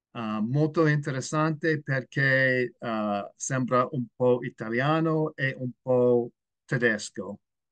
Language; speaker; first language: Italian; non-native, learner; English